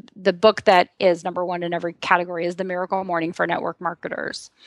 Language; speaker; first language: English; native; English